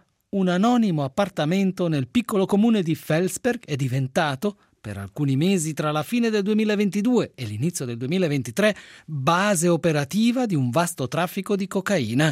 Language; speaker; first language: Italian; native; Italian